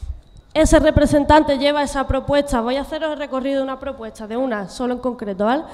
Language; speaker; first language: Spanish; native; Spanish